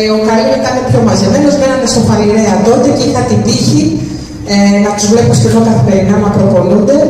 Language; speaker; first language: Greek; early bilingual, other home language; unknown